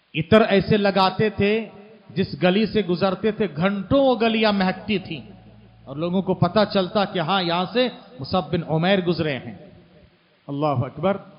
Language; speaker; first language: Hindi; native; Hindi